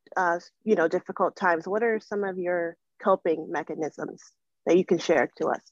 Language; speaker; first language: English; early bilingual, other home language; Wolof